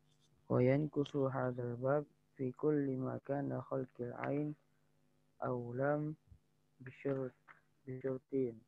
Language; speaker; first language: Arabic; non-native, learner; Indonesian